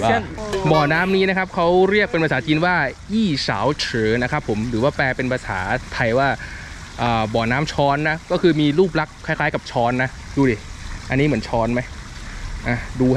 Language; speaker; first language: Thai; native; Thai